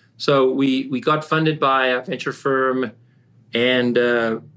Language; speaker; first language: English; native; English